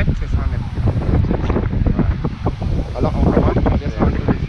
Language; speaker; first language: French; non-native, local second language; Wolof